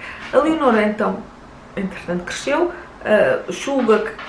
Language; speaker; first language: Portuguese; native; Portuguese